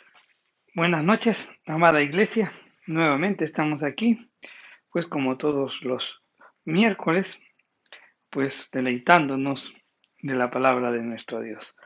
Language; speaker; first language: Spanish; native; Spanish